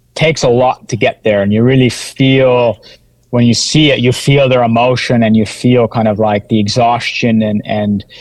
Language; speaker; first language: English; native; English